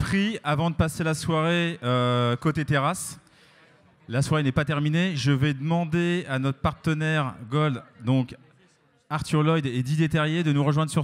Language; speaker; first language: French; native; French